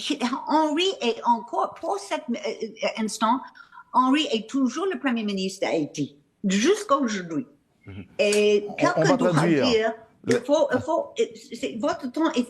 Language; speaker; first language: French; non-native, fluent; English